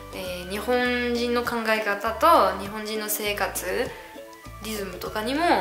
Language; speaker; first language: Japanese; non-native, fluent; French